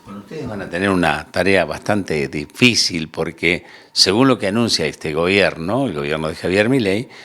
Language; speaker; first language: Spanish; native; Spanish